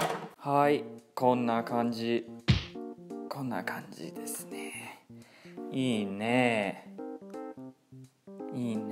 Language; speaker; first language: Japanese; non-native, fluent; English